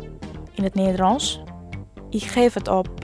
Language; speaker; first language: Dutch; non-native, fluent; Indonesian